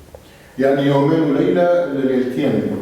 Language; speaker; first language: Arabic; native; Arabic